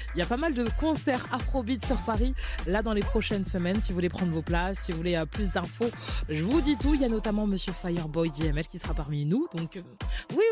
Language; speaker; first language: French; native; French